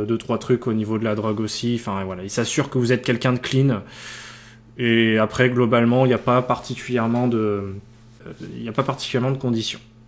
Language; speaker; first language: French; native; French